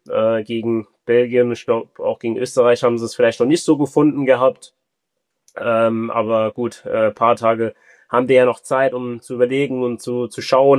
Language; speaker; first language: German; early bilingual, other home language; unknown